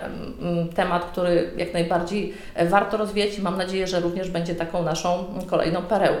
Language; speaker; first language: Polish; native; Polish